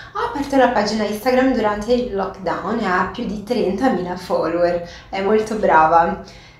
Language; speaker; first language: Italian; non-native, fluent; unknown